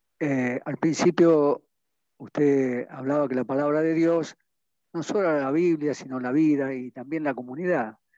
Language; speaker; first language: Spanish; native; Spanish